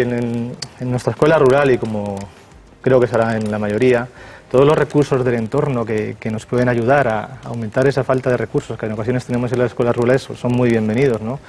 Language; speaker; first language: Spanish; native; Spanish